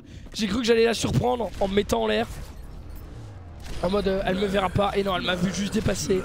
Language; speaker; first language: French; native; French